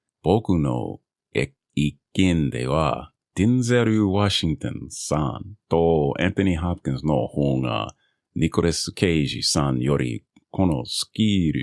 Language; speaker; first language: Japanese; non-native, learner; English